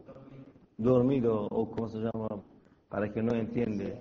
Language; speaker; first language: Spanish; non-native, fluent; Persian